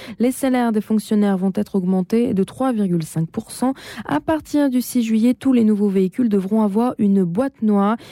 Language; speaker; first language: French; native; French